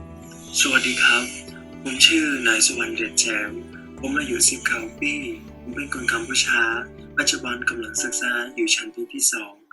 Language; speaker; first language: Thai; non-native, learner; Khmer